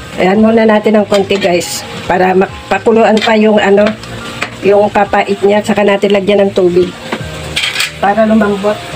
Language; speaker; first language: Filipino; non-native, local second language; Iloko